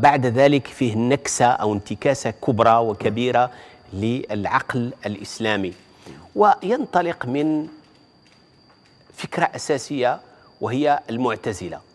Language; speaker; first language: Arabic; native; Arabic